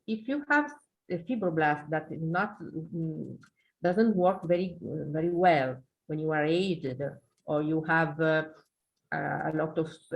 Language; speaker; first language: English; non-native, learner; Italian